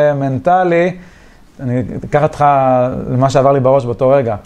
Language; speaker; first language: Hebrew; native; Hebrew